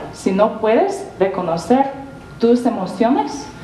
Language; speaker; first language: Spanish; non-native, learner; English